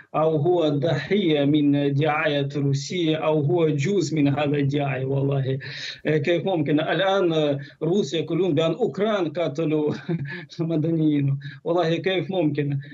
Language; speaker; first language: Arabic; non-native, fluent; Ukrainian